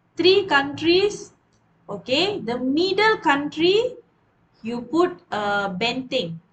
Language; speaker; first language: English; non-native, local second language; Malay